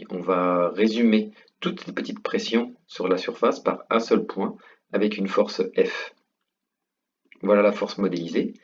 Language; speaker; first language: French; native; French